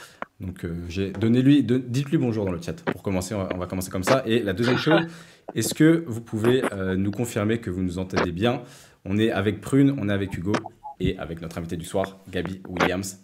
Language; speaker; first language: French; native; French